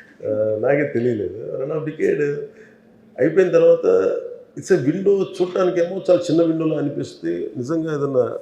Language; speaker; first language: Telugu; native; Telugu